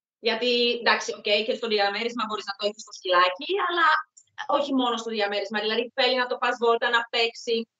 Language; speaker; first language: Greek; non-native, fluent; Czech